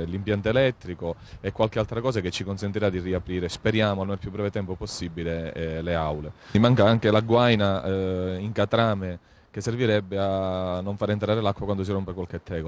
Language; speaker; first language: Italian; native; Italian